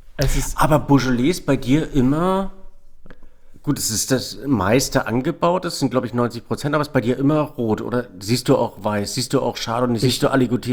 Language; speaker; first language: German; native; German